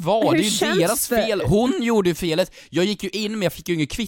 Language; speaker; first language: Swedish; native; Swedish